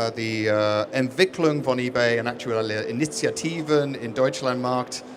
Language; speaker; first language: German; non-native, learner; English